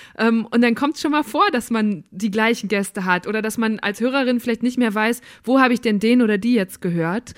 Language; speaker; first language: German; native; German